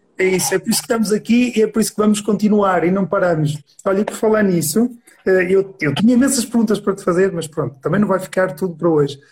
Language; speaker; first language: Portuguese; native; Portuguese